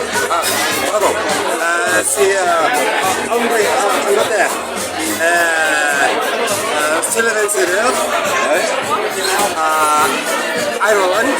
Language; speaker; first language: French; non-native, learner; Catalan